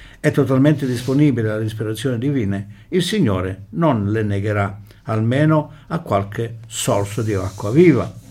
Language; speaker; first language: Italian; early bilingual, heritage; Italian